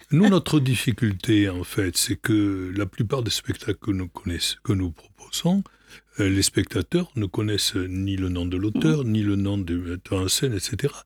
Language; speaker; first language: French; native; French